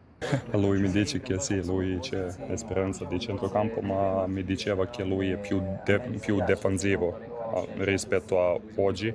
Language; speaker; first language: Italian; non-native, learner; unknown